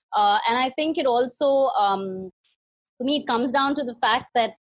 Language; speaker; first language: English; non-native, local second language; Hindi